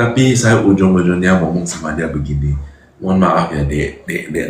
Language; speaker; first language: Indonesian; non-native, fluent; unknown